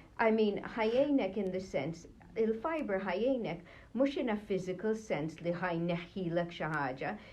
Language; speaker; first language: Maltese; early bilingual, heritage; Maltese